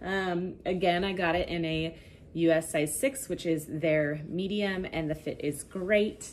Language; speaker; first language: English; native; English